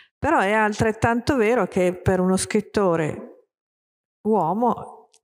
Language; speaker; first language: Italian; native; Italian